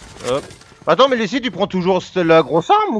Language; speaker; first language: French; native; French